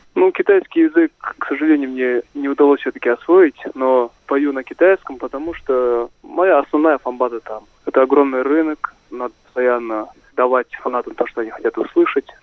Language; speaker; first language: Russian; non-native, local second language; Kazakh